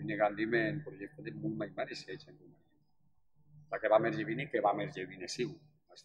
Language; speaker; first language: Romanian; non-native, fluent; Spanish